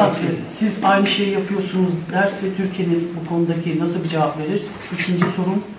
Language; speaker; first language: Turkish; native; Turkish